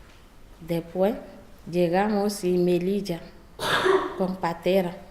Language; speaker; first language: Spanish; non-native, learner; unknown